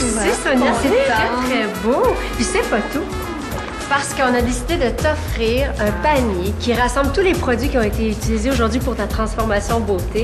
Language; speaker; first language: French; native; French